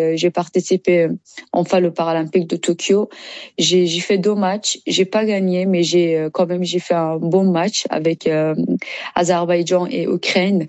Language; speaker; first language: French; non-native, learner; Persian